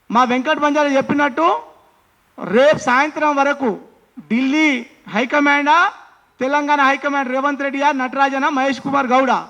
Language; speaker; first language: Telugu; non-native, local second language; Lambadi